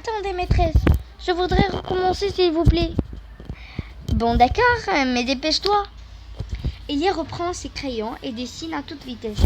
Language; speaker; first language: French; non-native, local second language; Arabic